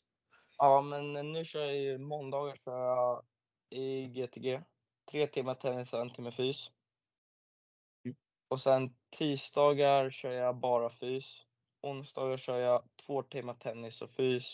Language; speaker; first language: Swedish; native; Swedish